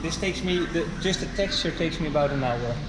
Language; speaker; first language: English; non-native, fluent; Dutch